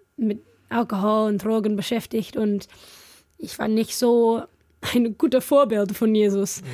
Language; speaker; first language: German; non-native, fluent; English